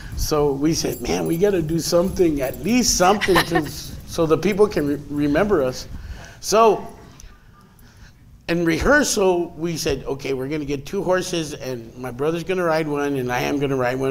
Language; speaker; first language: English; early bilingual, other home language; Spanish